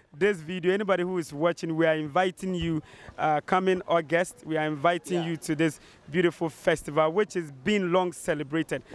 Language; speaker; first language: English; non-native, local second language; Akan